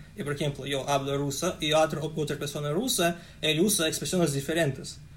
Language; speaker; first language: Spanish; non-native, learner; Russian